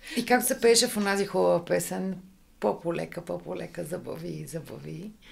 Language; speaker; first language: Bulgarian; native; Bulgarian